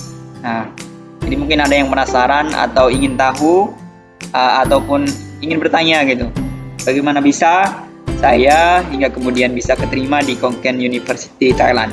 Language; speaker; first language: Indonesian; native; Indonesian